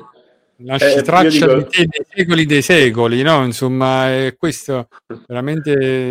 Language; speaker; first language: Italian; native; Italian